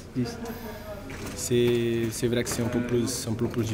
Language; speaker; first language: French; non-native, learner; Portuguese